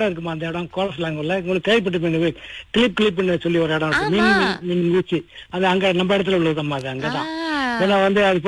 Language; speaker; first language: Tamil; early bilingual, heritage; Tamil